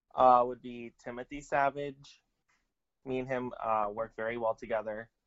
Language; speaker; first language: English; native; English